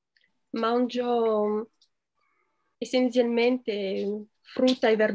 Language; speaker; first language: Italian; non-native, fluent; French